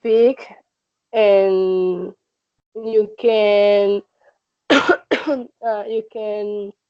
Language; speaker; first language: English; non-native, learner; Spanish